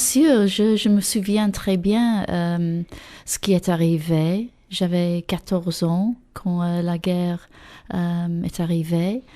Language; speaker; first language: French; non-native, fluent; English